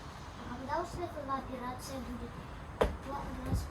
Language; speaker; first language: Russian; native; Russian